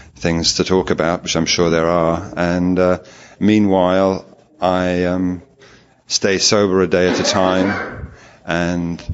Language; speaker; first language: English; native; English